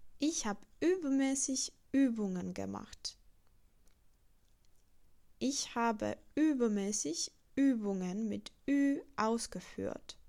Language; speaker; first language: German; non-native, fluent; Czech